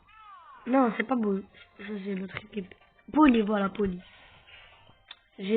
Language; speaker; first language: French; native; French